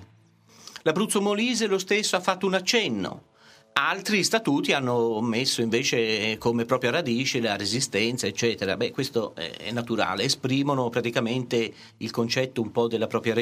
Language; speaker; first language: Italian; native; Italian